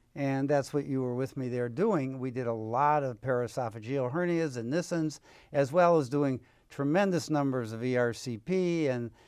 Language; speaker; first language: English; native; English